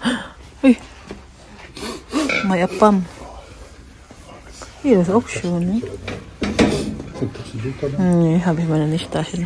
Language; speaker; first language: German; non-native, learner; Cebuano